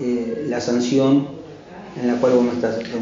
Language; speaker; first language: Spanish; native; Spanish